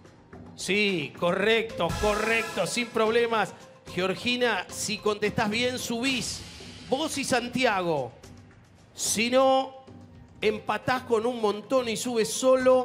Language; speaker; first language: Spanish; native; Spanish